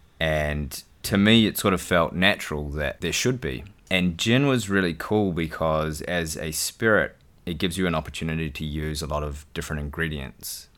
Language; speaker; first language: English; native; English